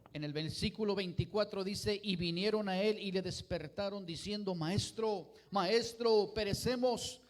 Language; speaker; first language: Spanish; native; Spanish